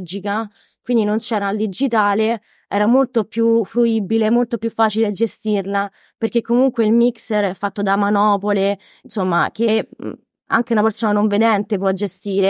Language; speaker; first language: Italian; native; Italian